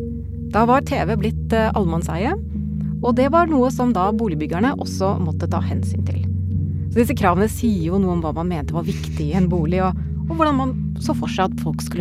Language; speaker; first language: Norwegian; native; Norwegian